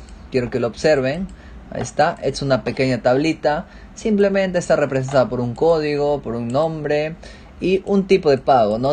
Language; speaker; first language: Spanish; native; Spanish